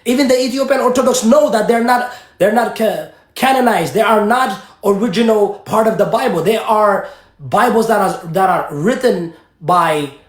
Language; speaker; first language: English; early bilingual, other home language; Amharic